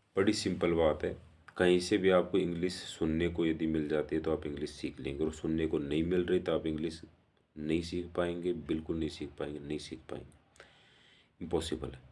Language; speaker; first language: Hindi; native; Hindi